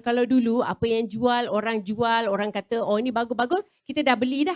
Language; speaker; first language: Malay; native; Malay